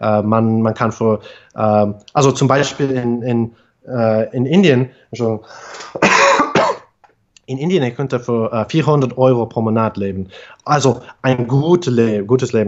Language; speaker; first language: German; non-native, fluent; English